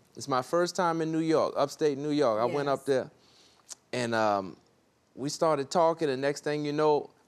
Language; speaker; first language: English; native; English